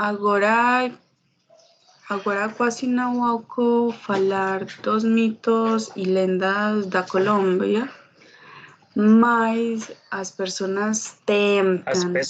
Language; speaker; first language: Portuguese; non-native, learner; Spanish